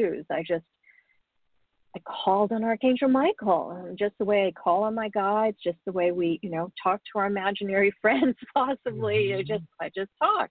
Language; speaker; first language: English; native; English